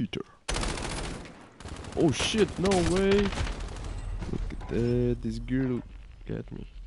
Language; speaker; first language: English; non-native, learner; Ukrainian